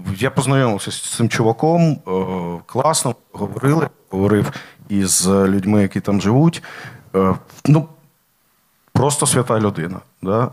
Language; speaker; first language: Ukrainian; non-native, local second language; Russian